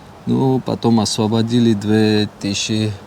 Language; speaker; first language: Russian; non-native, learner; Georgian